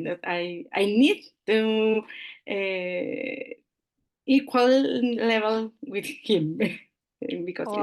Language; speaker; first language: English; non-native, learner; Spanish